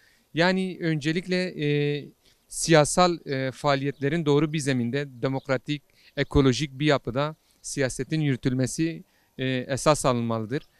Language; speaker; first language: Turkish; non-native, local second language; Kurdish